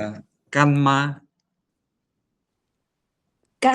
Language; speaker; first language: Chinese; non-native, fluent; Lao